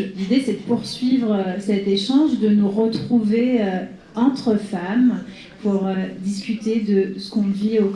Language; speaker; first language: French; native; French